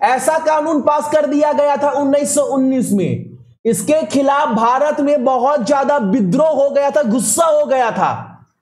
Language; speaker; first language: Hindi; native; Hindi